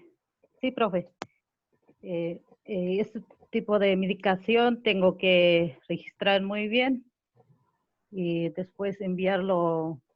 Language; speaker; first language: Spanish; non-native, local second language; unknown